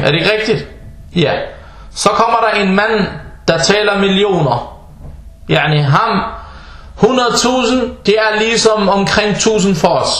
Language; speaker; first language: Danish; non-native, fluent; Arabic